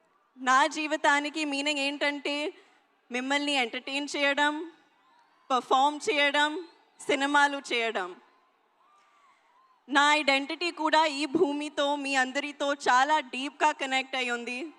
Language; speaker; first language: Telugu; non-native, learner; Hindi